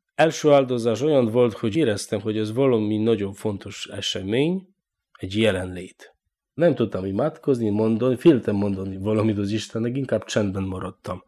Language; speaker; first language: Hungarian; non-native, learner; Polish